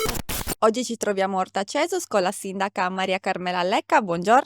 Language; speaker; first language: Italian; native; Italian